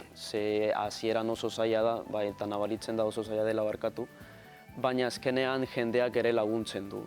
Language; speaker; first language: Basque; non-native, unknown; Spanish